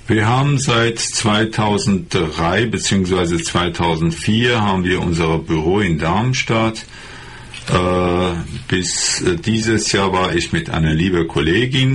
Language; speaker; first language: German; non-native, fluent; Persian